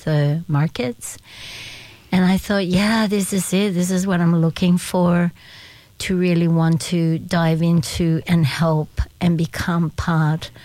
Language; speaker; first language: English; early bilingual, other home language; Spanish